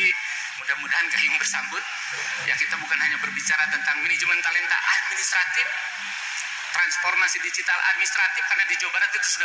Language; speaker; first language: Indonesian; non-native, local second language; Sundanese